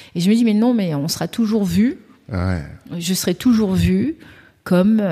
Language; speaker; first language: French; early bilingual, other home language; Kabuverdianu